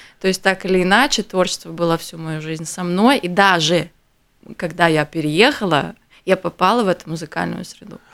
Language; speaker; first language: Russian; native; Russian